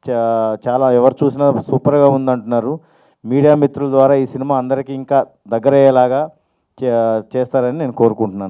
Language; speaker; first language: Telugu; native; Telugu